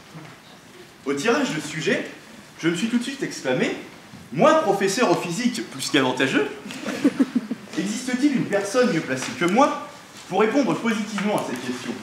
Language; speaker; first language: French; native; French